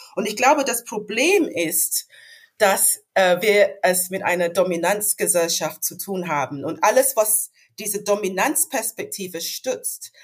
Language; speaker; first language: German; non-native, fluent; English